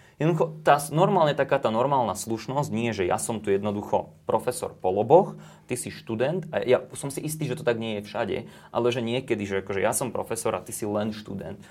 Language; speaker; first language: Slovak; native; Slovak